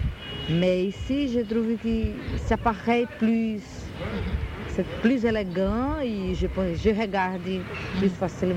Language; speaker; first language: French; non-native, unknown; Portuguese